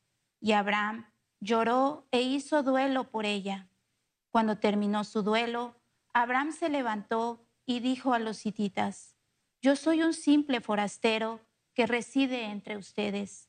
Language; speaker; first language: Spanish; native; Spanish